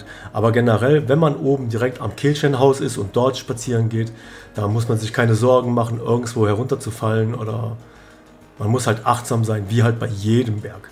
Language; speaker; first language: German; native; German